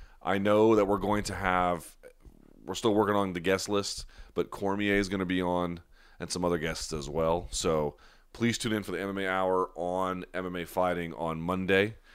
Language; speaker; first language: English; native; English